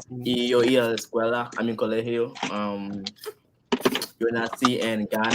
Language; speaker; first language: Spanish; non-native, learner; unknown